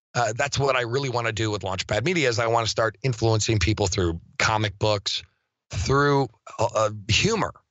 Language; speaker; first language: English; native; English